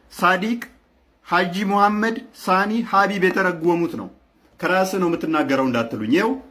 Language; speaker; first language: Amharic; non-native, local second language; Oromo